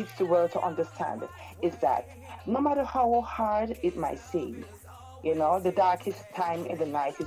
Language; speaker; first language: English; non-native, local second language; Jamaican Creole English